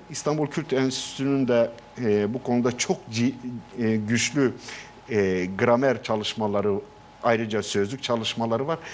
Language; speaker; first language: Turkish; non-native, local second language; Kurdish